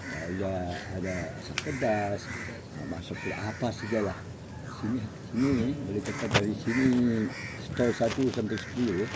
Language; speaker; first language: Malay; non-native, local second language; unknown